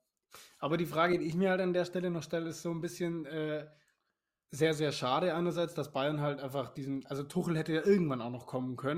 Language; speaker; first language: German; native; German